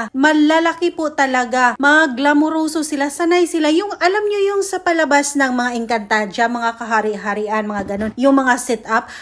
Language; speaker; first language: Filipino; native; Filipino